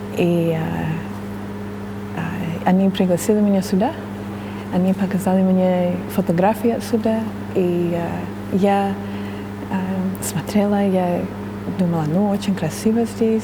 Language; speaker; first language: Russian; non-native, fluent; English